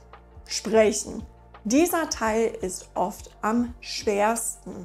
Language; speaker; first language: German; non-native, fluent; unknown